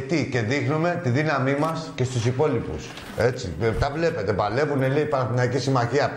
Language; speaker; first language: Greek; native; Greek